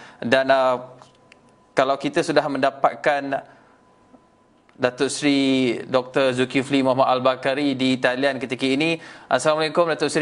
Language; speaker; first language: Malay; native; Malay